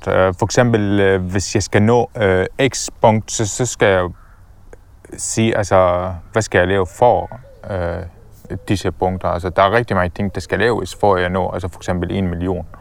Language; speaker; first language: Danish; non-native, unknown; Arabic